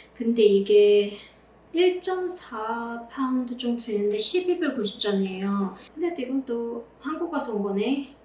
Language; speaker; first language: Korean; native; Korean